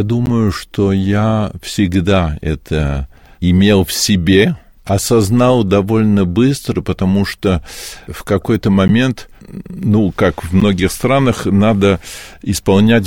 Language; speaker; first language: Russian; early bilingual, heritage; Russian